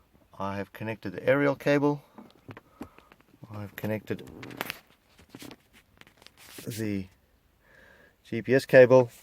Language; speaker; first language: English; native; English